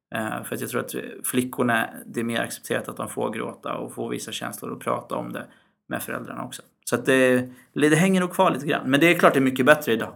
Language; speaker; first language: Swedish; early bilingual, other home language; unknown